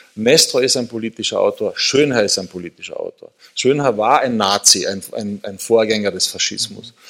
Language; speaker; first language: German; native; German